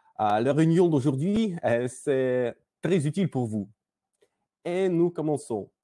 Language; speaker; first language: French; non-native, learner; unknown